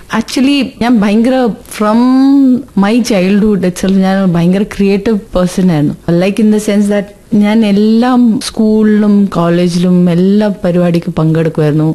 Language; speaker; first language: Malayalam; early bilingual, heritage; Malayalam